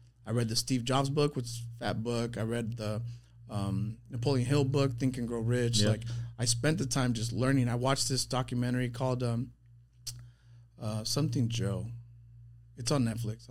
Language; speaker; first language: English; early bilingual, other home language; Spanish